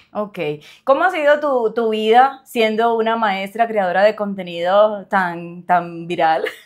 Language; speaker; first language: Spanish; native; Spanish